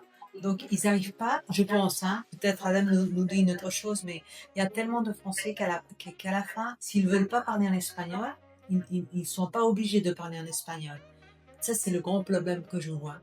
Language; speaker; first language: French; non-native, fluent; Spanish